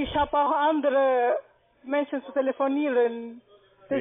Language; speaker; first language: German; non-native, fluent; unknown